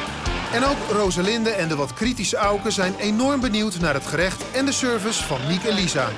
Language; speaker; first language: Dutch; native; Dutch